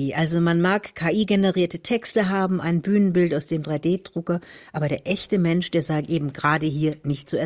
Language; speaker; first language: German; native; German